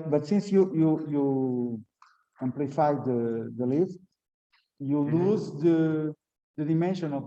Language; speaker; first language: English; non-native, learner; Portuguese